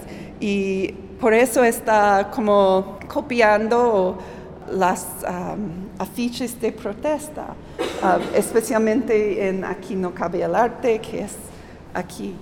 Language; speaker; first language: Spanish; non-native, fluent; English